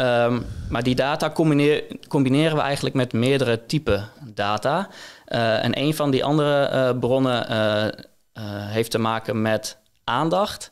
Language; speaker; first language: Dutch; native; Dutch